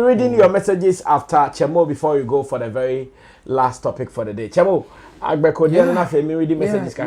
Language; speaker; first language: English; non-native, local second language; Akan